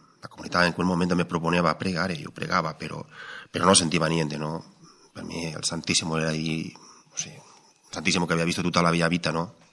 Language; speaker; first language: Italian; non-native, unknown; Spanish